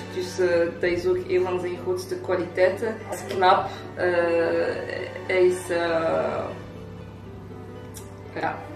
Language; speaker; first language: Dutch; non-native, local second language; French